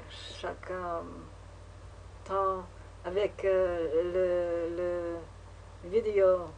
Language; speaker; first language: French; non-native, learner; English